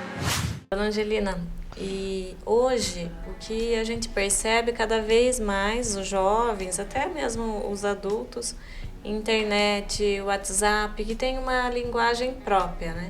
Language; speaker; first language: Portuguese; native; Portuguese